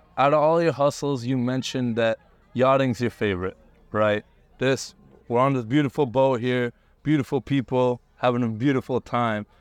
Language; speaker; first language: English; early bilingual, other home language; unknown